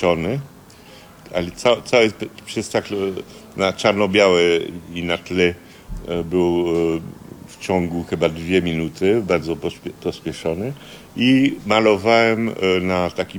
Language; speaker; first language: Polish; early bilingual, heritage; Polish